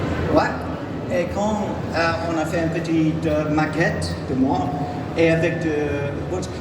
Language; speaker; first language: French; non-native, learner; English